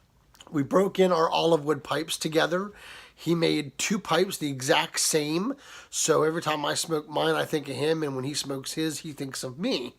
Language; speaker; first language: English; native; English